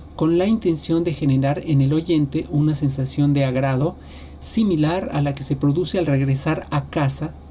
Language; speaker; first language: Spanish; native; Spanish